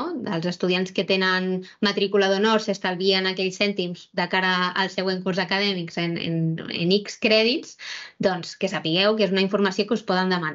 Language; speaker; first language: Catalan; native; Catalan